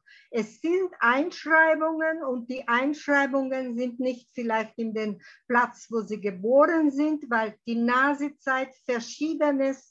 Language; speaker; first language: German; early bilingual, heritage; German